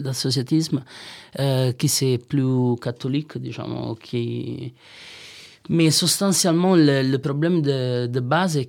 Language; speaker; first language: French; non-native, learner; Italian